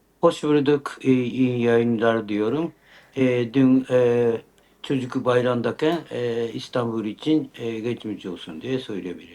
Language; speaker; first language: Turkish; non-native, learner; Japanese